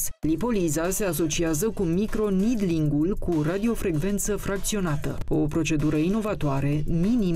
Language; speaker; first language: Romanian; native; Romanian